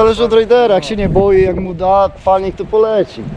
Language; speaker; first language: Polish; native; Polish